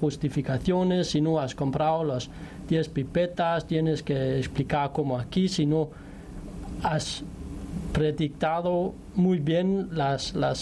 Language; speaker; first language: Spanish; non-native, learner; Danish